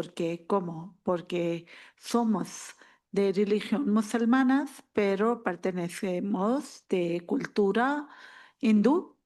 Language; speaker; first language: Spanish; non-native, learner; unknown